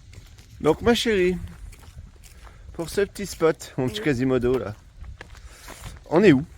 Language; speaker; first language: French; native; French